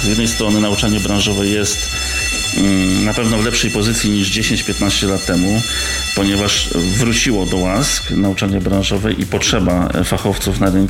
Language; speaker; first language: Polish; native; Polish